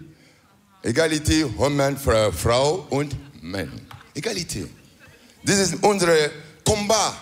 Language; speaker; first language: German; non-native, learner; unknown